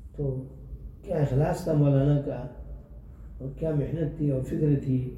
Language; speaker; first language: Urdu; native; Urdu